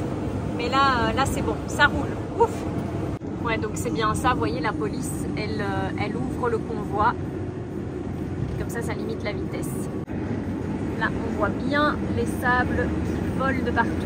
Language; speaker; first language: French; native; French